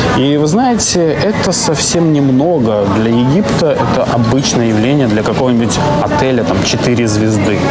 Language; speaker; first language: Russian; native; Russian